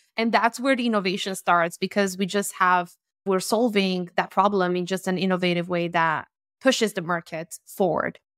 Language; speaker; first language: English; non-native, fluent; Romanian